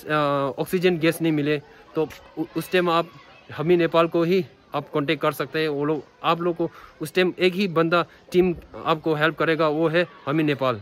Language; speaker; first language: Hindi; non-native, fluent; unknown